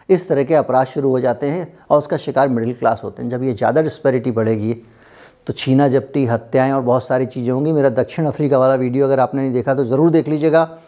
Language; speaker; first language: Hindi; native; Hindi